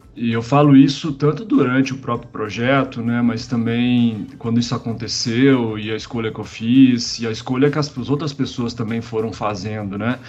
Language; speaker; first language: Portuguese; native; Portuguese